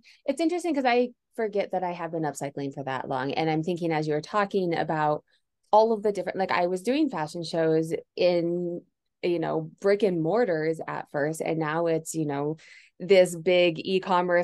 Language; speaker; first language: English; native; English